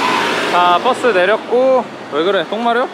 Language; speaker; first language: Korean; native; Korean